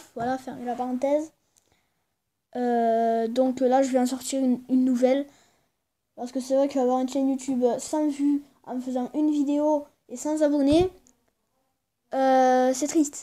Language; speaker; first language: French; native; French